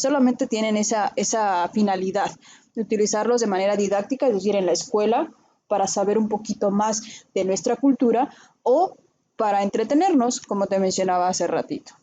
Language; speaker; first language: Spanish; native; Spanish